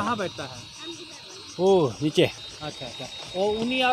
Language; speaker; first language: Hindi; non-native, local second language; Bangla